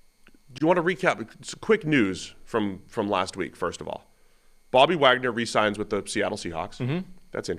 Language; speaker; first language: English; native; English